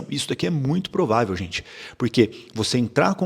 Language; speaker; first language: Portuguese; native; Portuguese